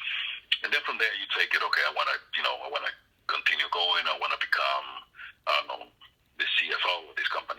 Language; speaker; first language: English; non-native, fluent; Spanish